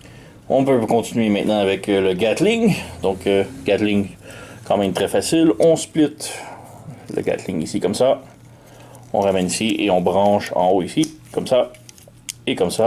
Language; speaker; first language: French; native; French